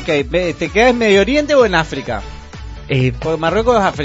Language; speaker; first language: Spanish; native; Spanish